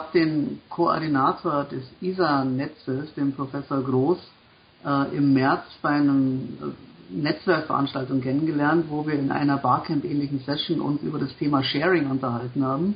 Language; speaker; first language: German; native; German